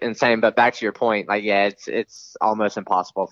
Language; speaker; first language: English; native; English